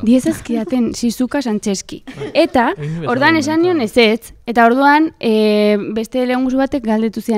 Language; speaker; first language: Basque; native; Basque